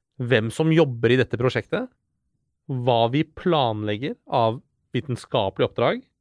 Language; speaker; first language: Norwegian; early bilingual, other home language; Persian